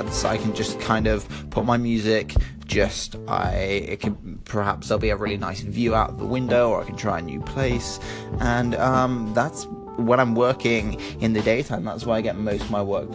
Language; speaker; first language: English; native; English